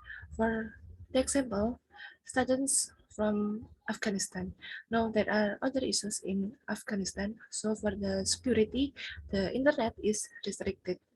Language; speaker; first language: English; non-native, fluent; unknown